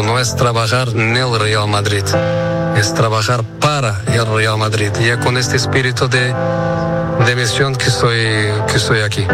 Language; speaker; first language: Spanish; non-native, fluent; Portuguese